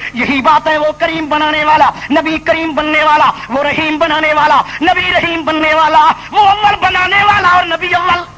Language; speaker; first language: Urdu; non-native, local second language; Punjabi